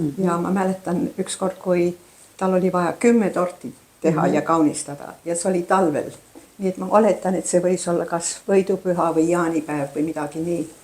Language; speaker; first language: Estonian; early bilingual, heritage; Estonian